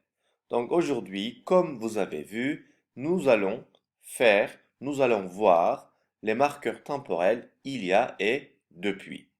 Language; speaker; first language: French; non-native, fluent; Turkish